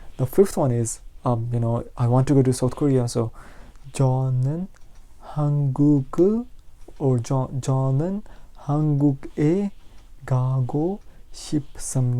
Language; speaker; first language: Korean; non-native, learner; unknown